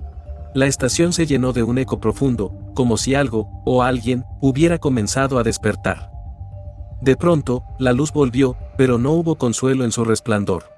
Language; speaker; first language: Spanish; native; Spanish